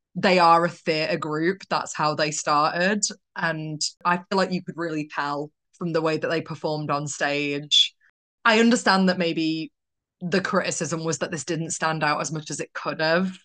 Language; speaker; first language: English; early bilingual, other home language; Polish